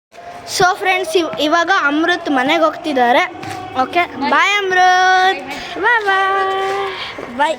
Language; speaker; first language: Kannada; native; Kannada